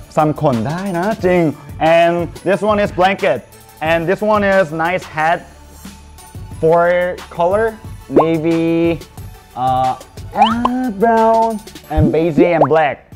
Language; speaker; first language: English; non-native, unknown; Korean